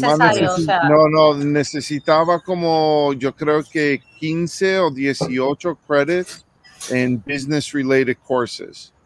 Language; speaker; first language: Spanish; early bilingual, heritage; English